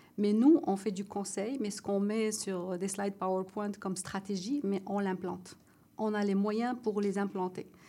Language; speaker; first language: French; non-native, local second language; Arabic